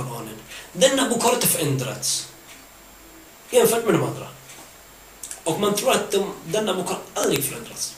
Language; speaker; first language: Swedish; early bilingual, other home language; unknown